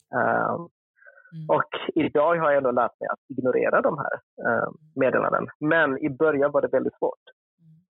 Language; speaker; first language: Swedish; early bilingual, other home language; Vietnamese